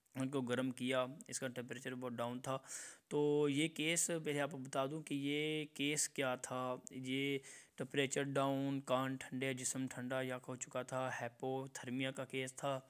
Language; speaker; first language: Urdu; non-native, local second language; Punjabi